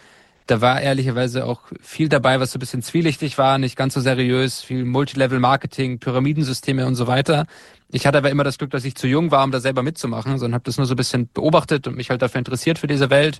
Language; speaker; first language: German; native; German